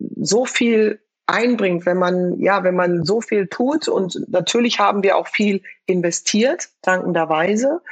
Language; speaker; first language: German; native; German